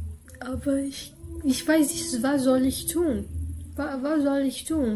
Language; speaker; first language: German; non-native, learner; Portuguese